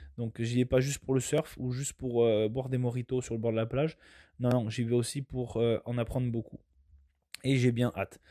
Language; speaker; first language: French; native; French